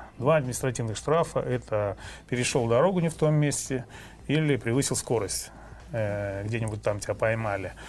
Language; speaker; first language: Russian; non-native, local second language; Kyrgyz